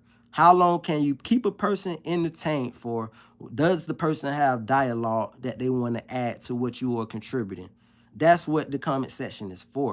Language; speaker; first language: English; native; English